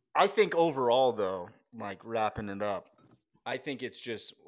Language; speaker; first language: English; native; English